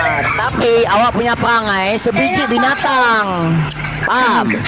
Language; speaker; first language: Malay; native; Malay